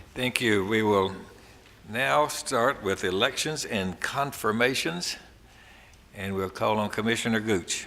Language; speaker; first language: English; native; English